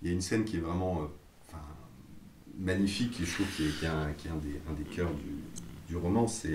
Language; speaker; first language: French; native; French